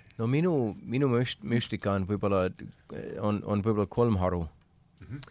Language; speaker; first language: Estonian; non-native, fluent; English